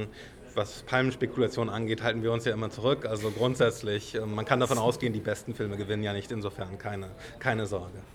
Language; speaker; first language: German; native; German